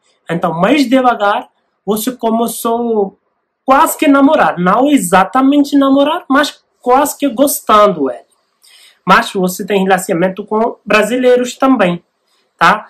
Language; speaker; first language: Portuguese; non-native, learner; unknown